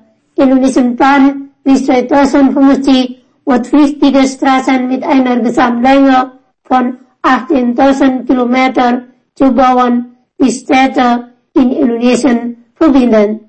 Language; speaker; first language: German; non-native, fluent; Indonesian